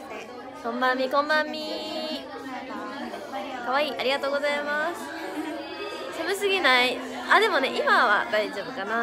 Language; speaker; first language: Japanese; native; Japanese